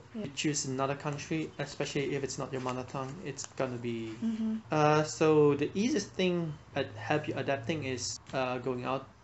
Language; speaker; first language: English; non-native, fluent; Vietnamese